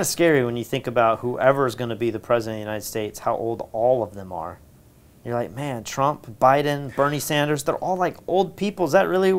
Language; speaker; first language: English; native; English